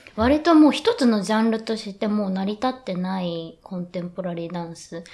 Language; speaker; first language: Japanese; native; Japanese